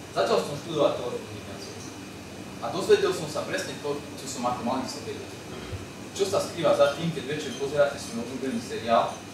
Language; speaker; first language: Slovak; native; Slovak